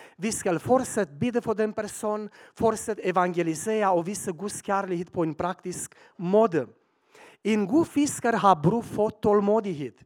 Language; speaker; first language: Swedish; non-native, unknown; Romanian